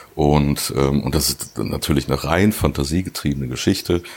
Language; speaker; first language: German; native; German